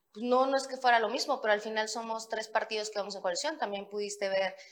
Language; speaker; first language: Spanish; native; Spanish